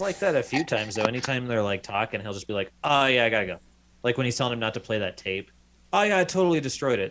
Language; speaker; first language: English; native; English